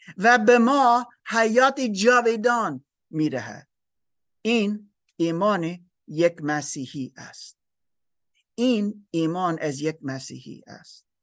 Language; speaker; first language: Persian; non-native, learner; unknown